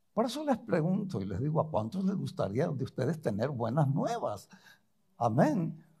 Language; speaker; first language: Spanish; early bilingual, other home language; Portuguese